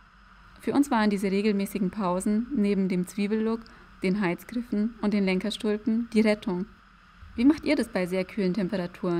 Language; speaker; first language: German; native; German